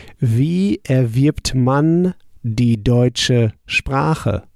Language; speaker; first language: German; non-native, fluent; English